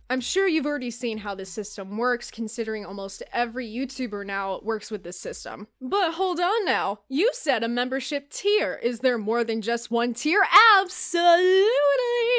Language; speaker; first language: English; native; English